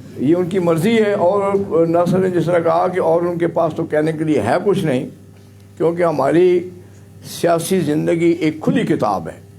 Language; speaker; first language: Urdu; non-native, local second language; Punjabi